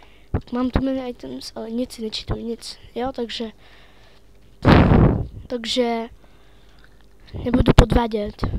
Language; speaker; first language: Czech; native; Czech